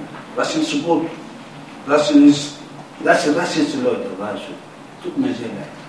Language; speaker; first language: German; non-native, learner; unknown